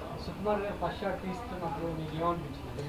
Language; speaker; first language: Telugu; native; Telugu